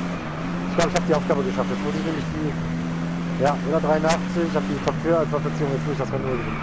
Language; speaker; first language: German; native; German